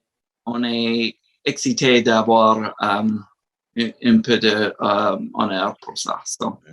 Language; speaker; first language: French; non-native, learner; English